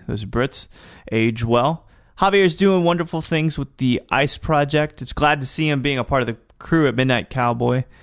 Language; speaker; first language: English; native; English